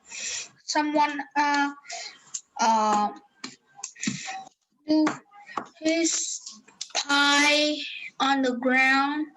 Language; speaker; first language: English; non-native, learner; Vietnamese